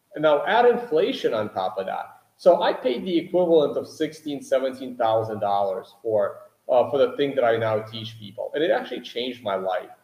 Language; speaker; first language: English; native; English